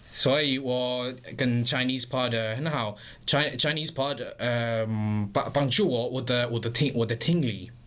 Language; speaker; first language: Chinese; non-native, learner; English